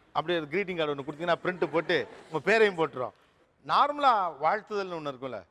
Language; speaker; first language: Tamil; native; Tamil